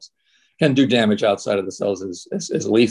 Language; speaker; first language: English; native; English